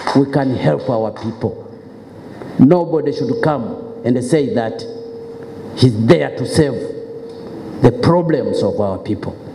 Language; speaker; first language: English; non-native, local second language; Swahili